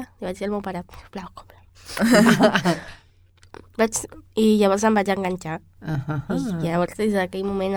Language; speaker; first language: Catalan; non-native, local second language; Spanish